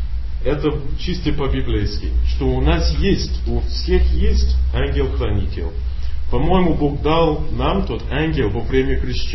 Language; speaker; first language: Russian; non-native, learner; English